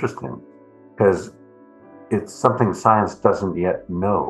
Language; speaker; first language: English; native; English